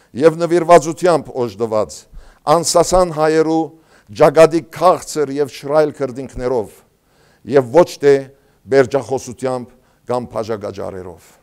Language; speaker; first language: Armenian; early bilingual, heritage; Armenian